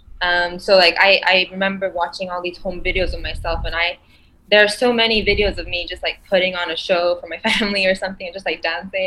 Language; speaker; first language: English; non-native, local second language; Malay